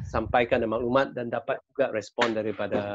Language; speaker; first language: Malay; non-native, local second language; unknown